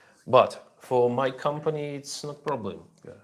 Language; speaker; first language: English; non-native, learner; Russian